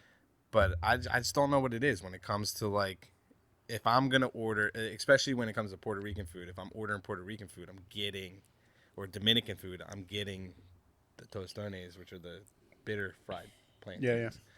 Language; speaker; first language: English; native; English